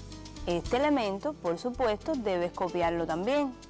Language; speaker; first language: Spanish; native; Spanish